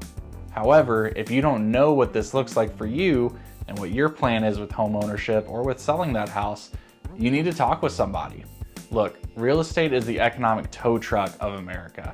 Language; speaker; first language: English; native; English